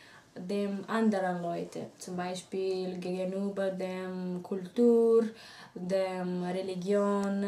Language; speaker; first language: German; non-native, learner; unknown